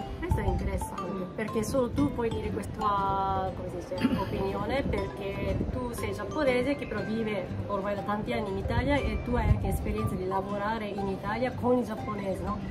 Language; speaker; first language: Italian; non-native, fluent; Japanese